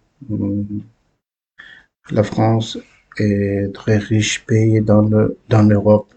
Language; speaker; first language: French; non-native, learner; Uzbek